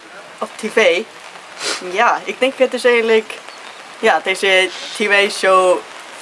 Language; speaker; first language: Dutch; non-native, learner; Icelandic